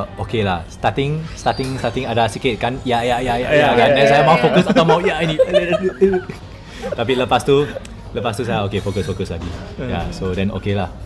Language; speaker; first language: Indonesian; non-native, learner; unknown